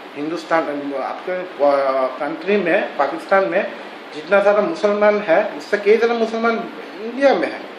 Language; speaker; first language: Hindi; non-native, local second language; Bangla